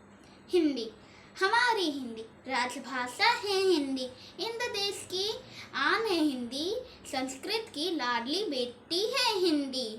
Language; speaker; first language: Hindi; non-native, local second language; Odia